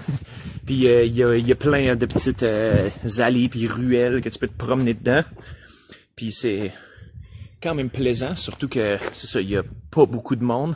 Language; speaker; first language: French; native; French